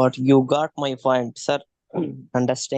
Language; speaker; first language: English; non-native, learner; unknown